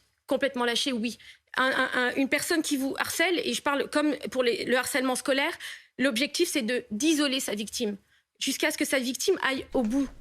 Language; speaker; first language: French; native; French